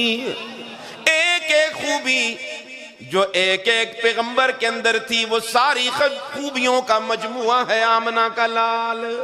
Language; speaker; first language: Urdu; non-native, local second language; Northern Hindko